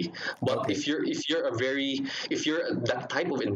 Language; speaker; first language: English; non-native, local second language; Hiligaynon